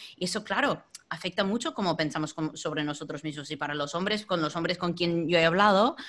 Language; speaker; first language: Spanish; non-native, fluent; English